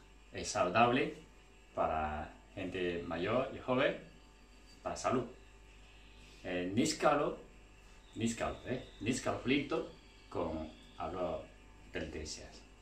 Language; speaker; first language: Spanish; non-native, learner; Chinese